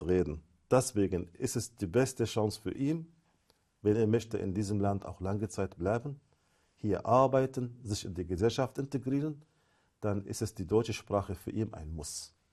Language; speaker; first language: German; non-native, fluent; Arabic